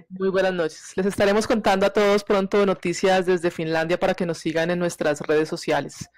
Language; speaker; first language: Spanish; native; Spanish